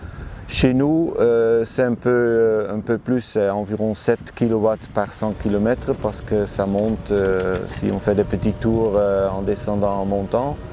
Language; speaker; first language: French; non-native, fluent; Dutch